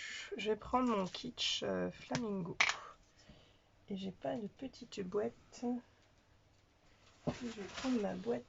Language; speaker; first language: French; native; French